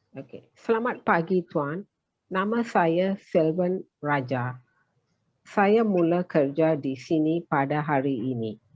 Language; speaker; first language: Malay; non-native, learner; Tamil